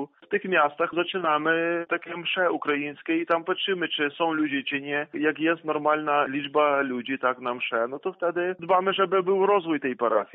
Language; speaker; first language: Polish; non-native, fluent; Ukrainian